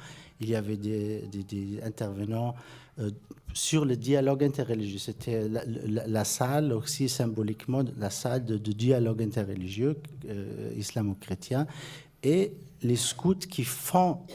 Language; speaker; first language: French; non-native, fluent; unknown